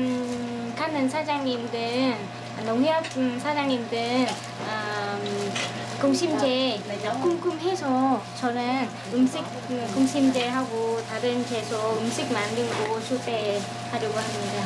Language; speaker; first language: Korean; non-native, learner; Vietnamese